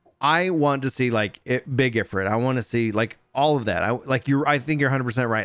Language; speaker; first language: English; native; English